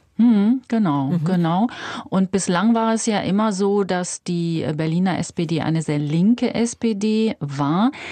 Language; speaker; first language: German; native; German